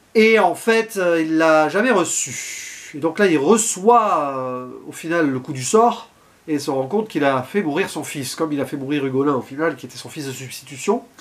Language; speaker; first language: French; native; French